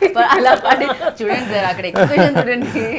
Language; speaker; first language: Telugu; native; Telugu